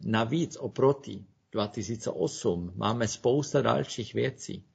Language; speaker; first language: Czech; non-native, fluent; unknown